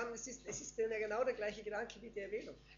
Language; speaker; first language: German; native; German